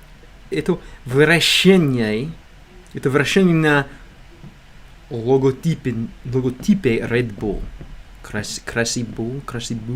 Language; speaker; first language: Russian; non-native, learner; English